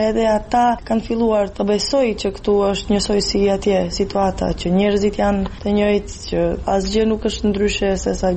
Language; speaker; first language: Albanian; non-native, fluent; Serbian